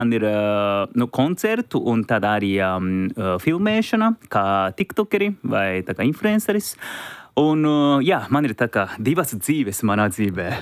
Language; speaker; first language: Latvian; non-native, learner; Japanese